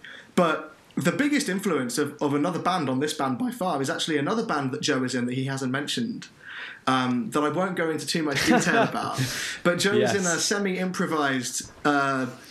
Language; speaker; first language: English; native; English